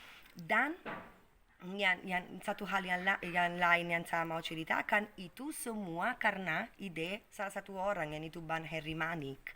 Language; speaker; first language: Indonesian; non-native, fluent; Italian